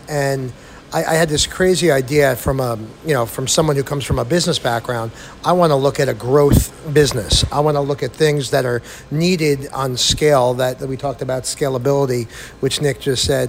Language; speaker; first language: English; native; English